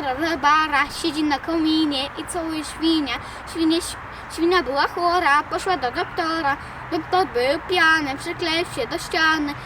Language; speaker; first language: Polish; early bilingual, other home language; Russian